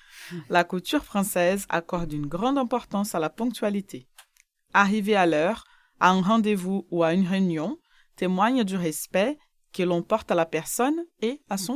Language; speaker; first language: French; non-native, fluent; Portuguese